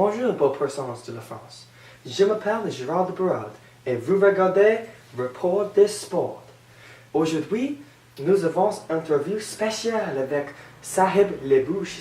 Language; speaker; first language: French; non-native, learner; English